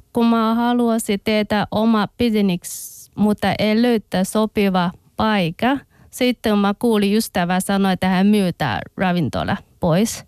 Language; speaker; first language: Finnish; non-native, learner; Chinese